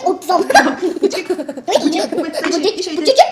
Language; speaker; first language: Mongolian; early bilingual, heritage; Mongolian